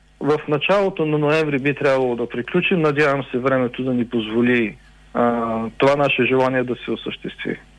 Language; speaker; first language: Bulgarian; native; Bulgarian